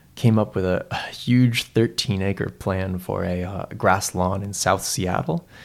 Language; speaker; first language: English; native; English